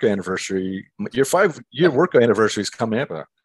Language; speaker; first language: English; native; English